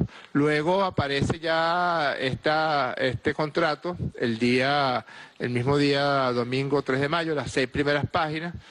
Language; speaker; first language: Spanish; native; Spanish